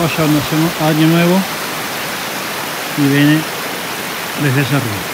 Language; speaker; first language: Spanish; native; Spanish